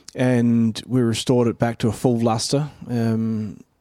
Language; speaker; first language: English; native; English